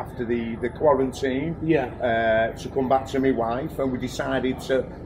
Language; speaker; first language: English; native; English